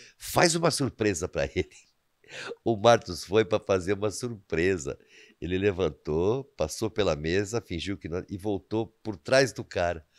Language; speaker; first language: Portuguese; native; Portuguese